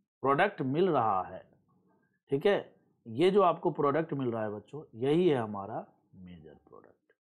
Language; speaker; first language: Hindi; native; Hindi